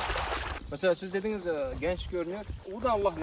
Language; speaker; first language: Turkish; non-native, local second language; Kazakh